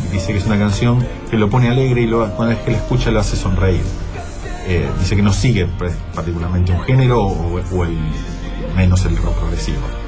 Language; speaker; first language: Spanish; native; Spanish